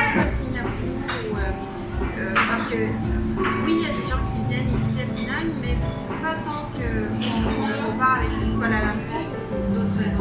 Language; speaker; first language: French; non-native, local second language; Japanese